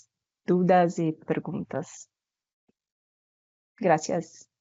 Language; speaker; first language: Spanish; non-native, fluent; Portuguese